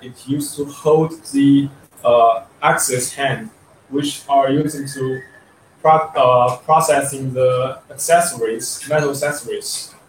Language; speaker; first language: English; non-native, learner; Chinese